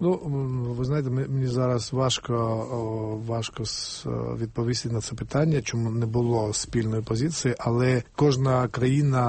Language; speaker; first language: Ukrainian; non-native, fluent; Georgian